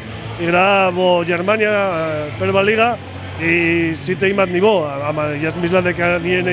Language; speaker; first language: Macedonian; non-native, fluent; Spanish